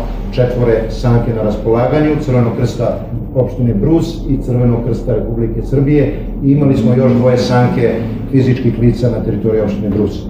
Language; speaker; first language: Serbian; native; Serbian